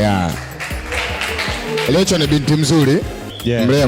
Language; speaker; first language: Swahili; native; Swahili